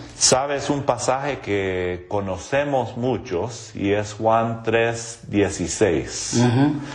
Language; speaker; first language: Spanish; non-native, local second language; English